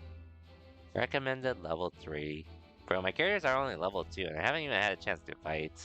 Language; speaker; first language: English; native; English